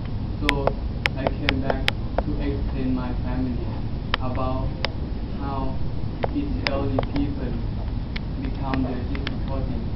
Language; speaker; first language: English; non-native, learner; Thai